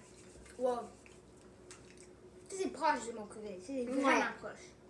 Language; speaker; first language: French; non-native, local second language; English